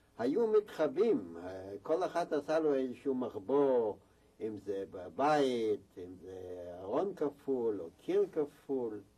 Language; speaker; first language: Hebrew; non-native, fluent; Yiddish